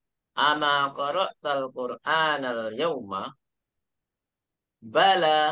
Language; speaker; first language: Arabic; non-native, fluent; Indonesian